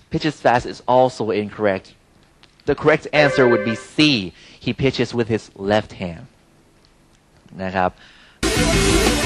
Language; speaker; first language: English; non-native, fluent; Thai